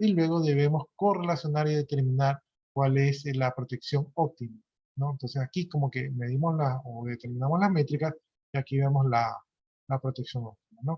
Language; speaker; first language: Spanish; native; Spanish